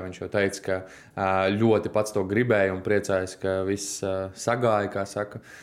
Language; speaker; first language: Latvian; native; Latvian